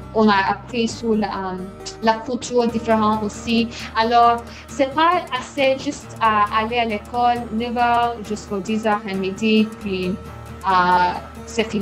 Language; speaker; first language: French; non-native, fluent; English